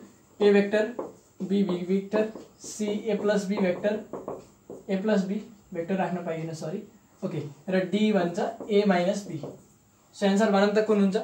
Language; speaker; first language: Nepali; native; Nepali